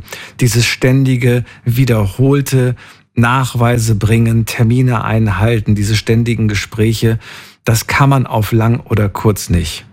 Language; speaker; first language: German; native; German